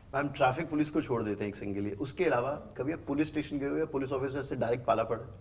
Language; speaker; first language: Hindi; non-native, local second language; Punjabi